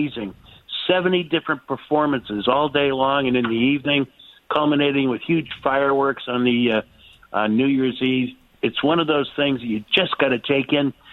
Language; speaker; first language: English; native; English